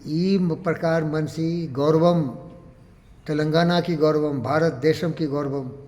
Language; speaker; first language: Telugu; non-native, learner; Hindi